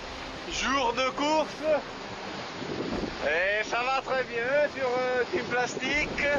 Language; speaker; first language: French; non-native, fluent; Italian